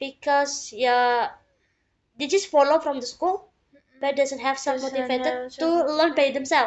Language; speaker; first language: English; non-native, learner; Indonesian